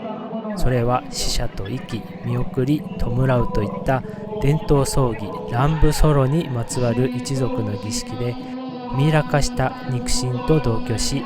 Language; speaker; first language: Japanese; native; Japanese